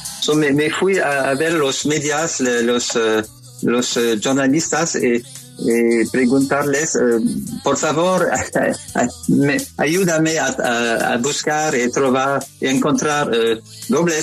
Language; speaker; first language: Spanish; non-native, learner; French